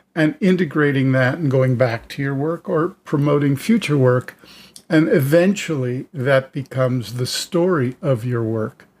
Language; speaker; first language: English; native; English